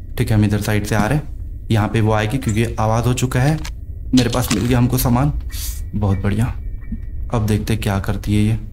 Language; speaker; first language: Hindi; native; Hindi